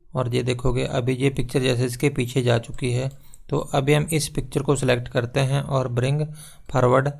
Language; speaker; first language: Hindi; non-native, local second language; Punjabi